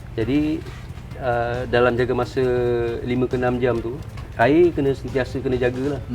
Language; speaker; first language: Malay; native; Malay